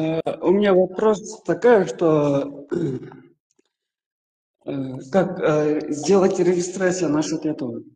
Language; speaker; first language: Russian; non-native, learner; Kyrgyz